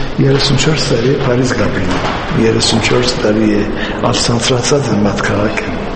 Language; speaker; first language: Armenian; early bilingual, heritage; Armenian